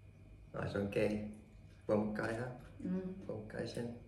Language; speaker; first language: Vietnamese; non-native, learner; Finnish